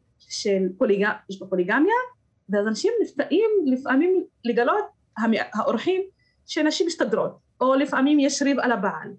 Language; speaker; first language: Hebrew; non-native, local second language; Arabic